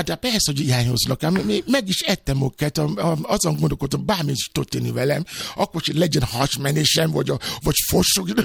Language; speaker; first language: Hungarian; non-native, fluent; Yoruba